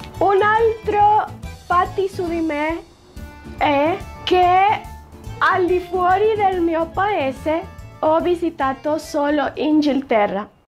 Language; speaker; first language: Italian; non-native, learner; Spanish